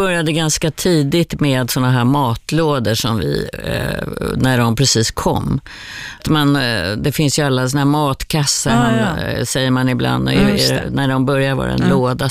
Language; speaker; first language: Swedish; native; Swedish